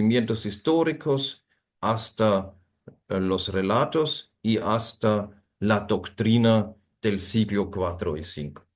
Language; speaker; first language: Spanish; non-native, fluent; German